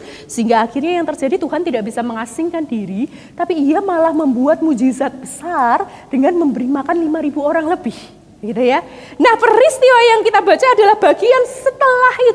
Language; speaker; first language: Indonesian; native; Indonesian